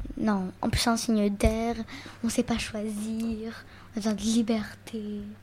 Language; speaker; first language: French; native; French